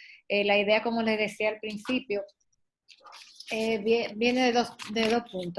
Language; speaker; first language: Spanish; native; Spanish